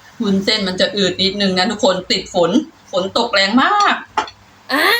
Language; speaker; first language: Thai; native; Thai